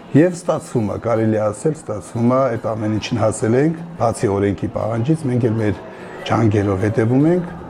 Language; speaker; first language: Armenian; non-native, local second language; Kurdish